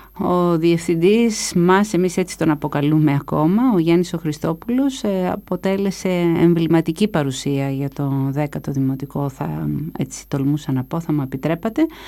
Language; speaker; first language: Greek; native; Greek